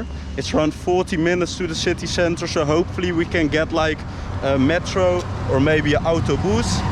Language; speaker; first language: English; non-native, fluent; Dutch